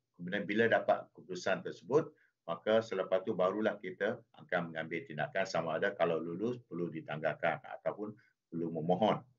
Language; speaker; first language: Malay; non-native, local second language; Chinese